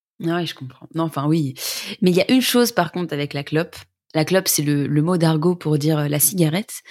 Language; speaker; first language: French; native; French